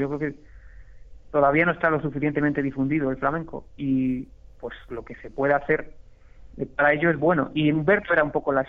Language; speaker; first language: Spanish; native; Spanish